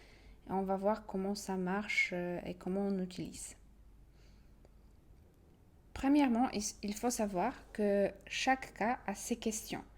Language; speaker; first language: French; non-native, fluent; Polish